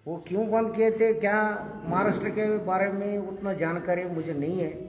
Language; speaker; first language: Hindi; non-native, local second language; Kannada